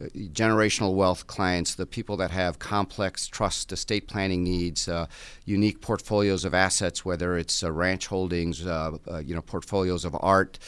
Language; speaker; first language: English; native; English